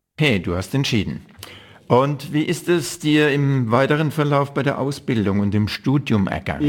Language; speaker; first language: German; native; German